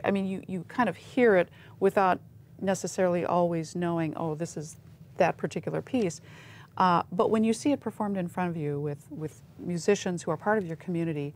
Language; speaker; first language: English; native; English